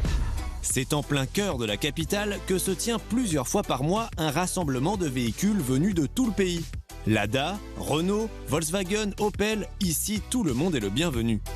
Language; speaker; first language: French; native; French